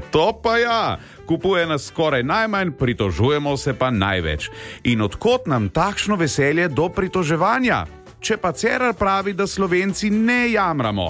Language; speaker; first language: Slovenian; native; Slovenian